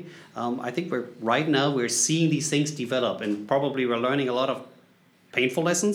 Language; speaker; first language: English; non-native, fluent; German